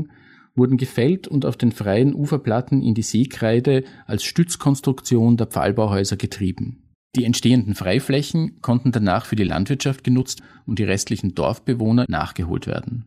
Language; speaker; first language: German; native; German